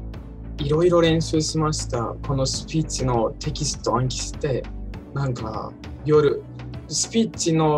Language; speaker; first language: Japanese; non-native, learner; Turkish